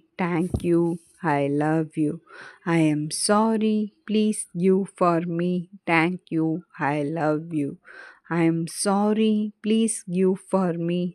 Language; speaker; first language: English; non-native, learner; Tamil